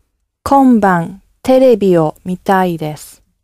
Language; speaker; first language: Japanese; non-native, learner; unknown